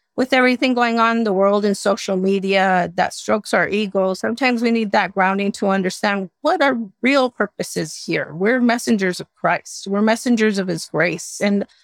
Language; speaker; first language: English; native; English